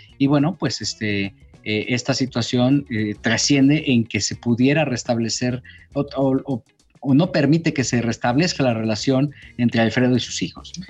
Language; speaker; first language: Spanish; native; Spanish